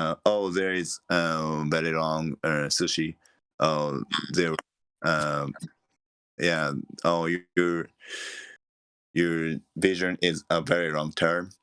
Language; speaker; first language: English; non-native, learner; Japanese